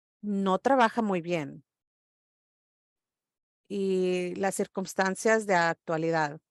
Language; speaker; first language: Spanish; early bilingual, heritage; English